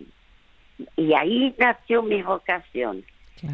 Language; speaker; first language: Spanish; early bilingual, other home language; French